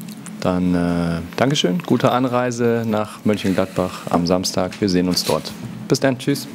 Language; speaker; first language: German; native; German